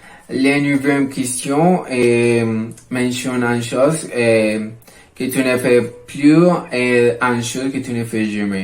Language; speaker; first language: French; non-native, learner; Spanish